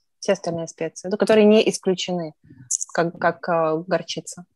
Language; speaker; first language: Russian; native; Russian